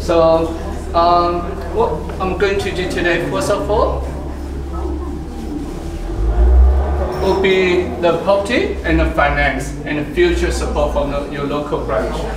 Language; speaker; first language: English; non-native, fluent; Chinese